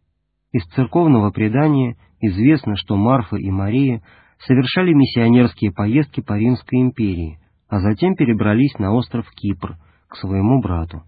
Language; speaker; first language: Russian; native; Russian